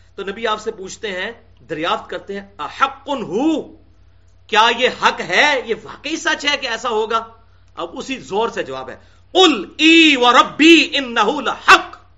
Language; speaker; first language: Urdu; non-native, local second language; Punjabi